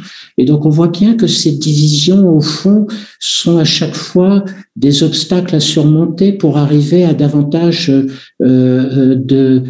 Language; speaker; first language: French; native; French